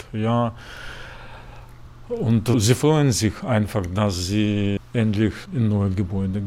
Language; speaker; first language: German; non-native, fluent; Russian